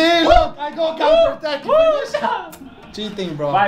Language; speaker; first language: English; non-native, learner; Arabic